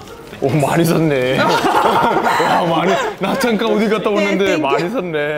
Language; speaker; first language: Korean; non-native, fluent; Italian